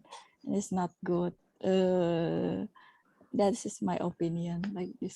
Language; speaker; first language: English; non-native, learner; Indonesian